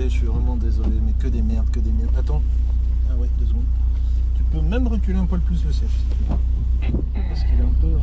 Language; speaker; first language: French; native; French